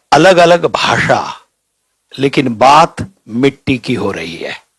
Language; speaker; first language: Hindi; native; Hindi